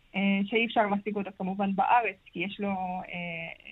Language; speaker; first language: Hebrew; early bilingual, heritage; Arabic